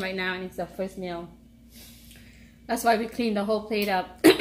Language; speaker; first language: English; non-native, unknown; Vietnamese